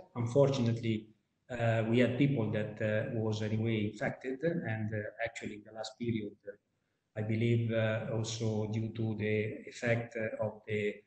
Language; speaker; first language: English; non-native, fluent; Italian